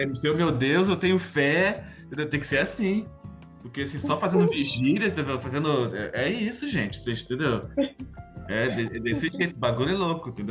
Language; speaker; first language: Portuguese; native; Portuguese